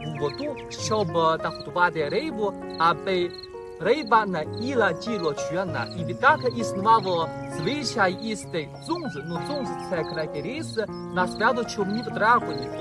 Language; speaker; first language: Ukrainian; non-native, fluent; Chinese